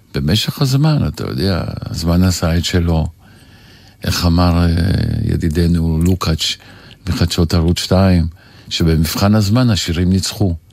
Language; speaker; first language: Hebrew; early bilingual, other home language; Polish